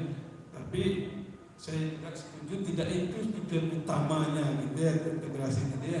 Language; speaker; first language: Indonesian; native; Indonesian